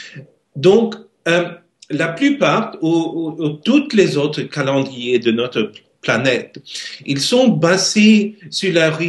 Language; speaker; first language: French; non-native, learner; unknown